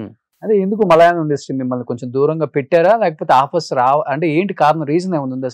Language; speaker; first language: Telugu; native; Telugu